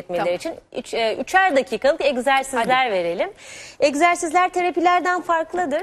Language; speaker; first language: Turkish; native; Turkish